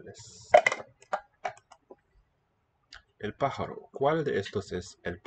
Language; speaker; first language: Spanish; non-native, learner; English